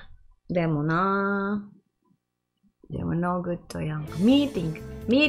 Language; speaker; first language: English; non-native, learner; Japanese